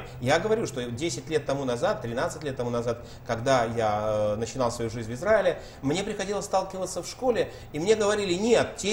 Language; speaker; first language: Russian; native; Russian